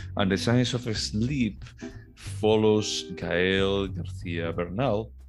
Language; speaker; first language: English; non-native, fluent; Galician